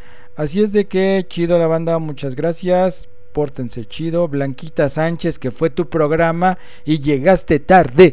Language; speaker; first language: Spanish; native; Spanish